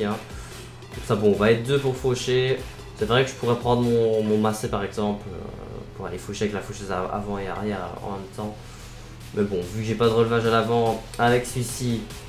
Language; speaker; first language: French; native; French